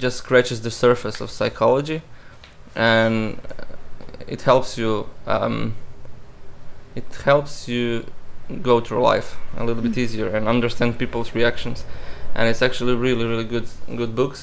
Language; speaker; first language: English; non-native, fluent; Croatian